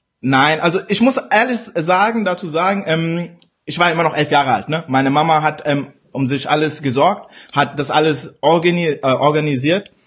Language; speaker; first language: German; early bilingual, other home language; Urdu